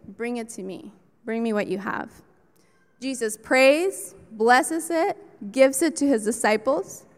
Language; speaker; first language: English; early bilingual, other home language; Spanish